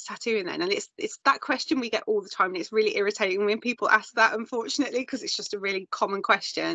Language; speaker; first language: English; native; English